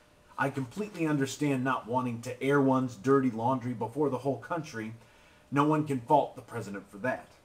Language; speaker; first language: English; native; English